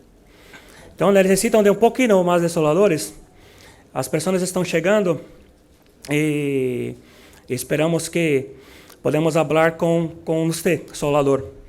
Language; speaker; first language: Spanish; non-native, learner; Portuguese